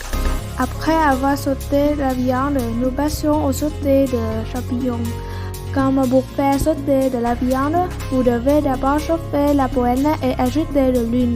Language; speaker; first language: French; non-native, learner; Vietnamese